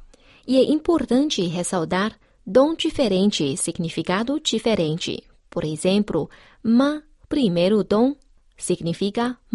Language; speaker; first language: Portuguese; non-native, fluent; Chinese